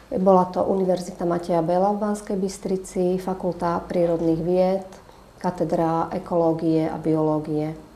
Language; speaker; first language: Slovak; native; Slovak